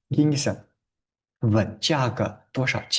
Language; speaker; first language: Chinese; non-native, fluent; Uzbek